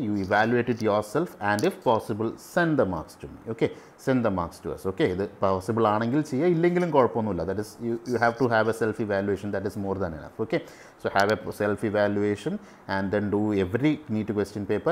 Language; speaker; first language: English; non-native, local second language; Malayalam